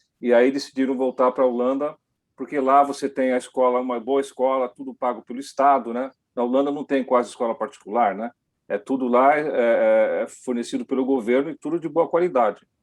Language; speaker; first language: Portuguese; early bilingual, other home language; Dutch